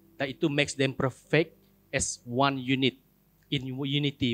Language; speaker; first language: English; non-native, local second language; Malay